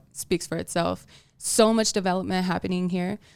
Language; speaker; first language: English; early bilingual, other home language; Tongan